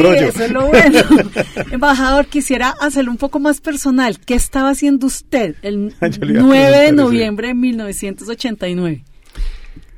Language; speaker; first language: Spanish; native; Spanish